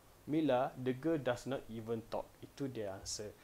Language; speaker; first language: English; non-native, local second language; Malay